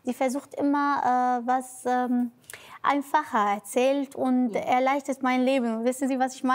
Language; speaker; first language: German; non-native, learner; Arabic